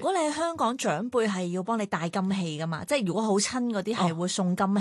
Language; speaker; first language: Cantonese; native; Cantonese